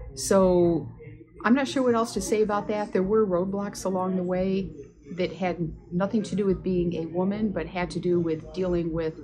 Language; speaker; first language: English; native; English